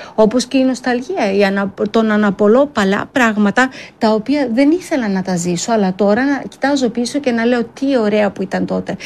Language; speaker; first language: Greek; early bilingual, heritage; Greek